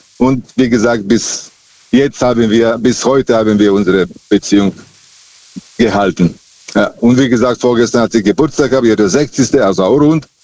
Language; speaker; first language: German; non-native, fluent; Serbian